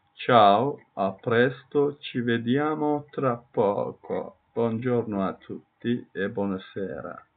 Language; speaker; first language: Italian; non-native, learner; Turkish